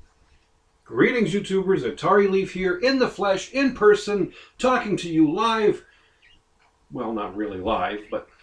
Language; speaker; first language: English; native; English